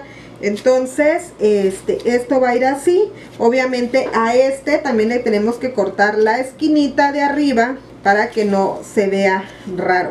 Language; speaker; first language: Spanish; native; Spanish